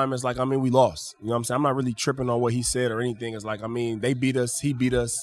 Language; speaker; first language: English; native; English